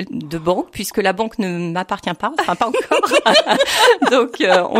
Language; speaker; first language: French; native; French